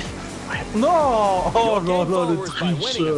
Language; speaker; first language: French; native; French